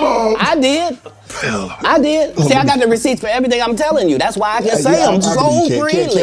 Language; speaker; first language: English; native; English